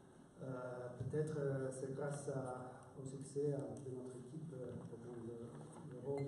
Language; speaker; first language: French; non-native, fluent; Icelandic